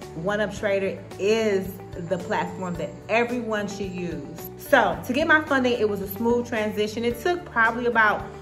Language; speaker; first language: English; native; English